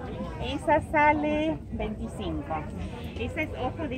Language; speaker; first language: Spanish; native; Spanish